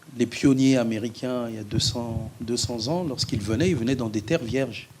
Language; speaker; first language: French; native; French